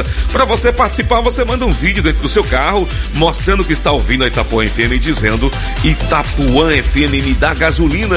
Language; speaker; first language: Portuguese; native; Portuguese